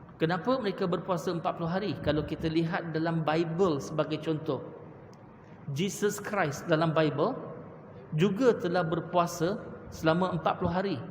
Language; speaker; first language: Malay; non-native, local second language; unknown